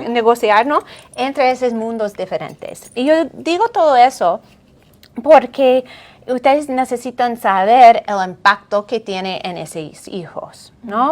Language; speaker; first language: Spanish; non-native, fluent; English